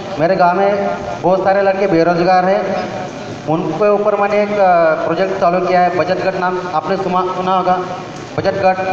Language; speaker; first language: Hindi; non-native, local second language; Marathi